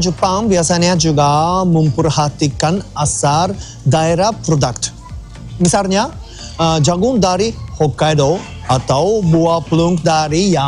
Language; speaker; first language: Indonesian; non-native, fluent; Japanese